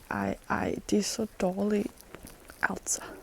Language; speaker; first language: Danish; non-native, learner; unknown